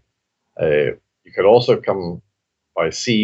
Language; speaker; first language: English; non-native, local second language; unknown